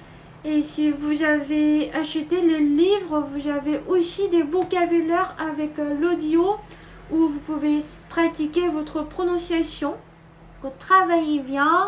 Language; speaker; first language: French; non-native, fluent; Korean